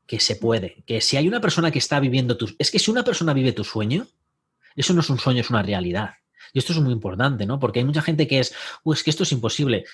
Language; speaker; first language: Spanish; native; Spanish